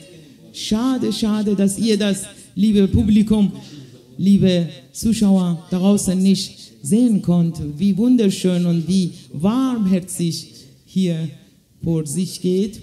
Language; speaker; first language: German; non-native, fluent; Persian